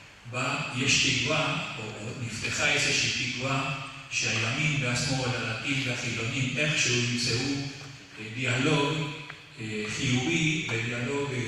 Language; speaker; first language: Hebrew; non-native, fluent; Spanish